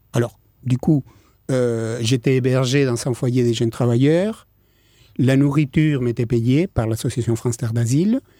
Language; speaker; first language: French; non-native, fluent; Spanish